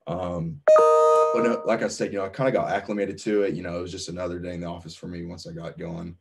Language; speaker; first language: English; native; English